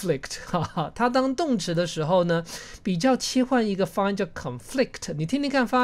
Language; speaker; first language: Chinese; native; Chinese